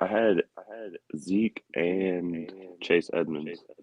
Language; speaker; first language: English; native; English